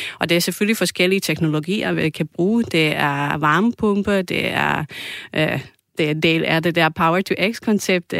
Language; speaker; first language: Danish; non-native, fluent; Croatian